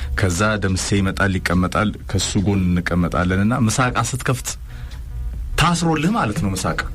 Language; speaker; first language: Amharic; native; Amharic